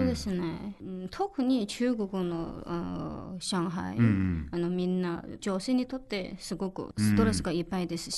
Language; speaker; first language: Japanese; non-native, learner; Chinese